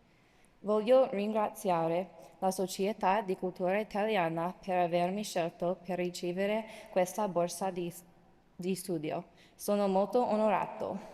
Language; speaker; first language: Italian; non-native, learner; English